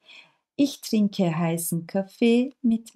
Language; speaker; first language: German; non-native, fluent; Turkish